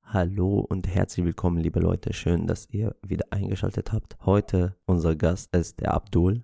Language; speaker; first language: German; native; German